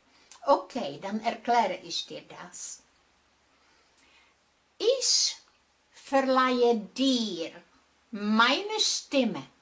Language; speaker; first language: German; non-native, fluent; Czech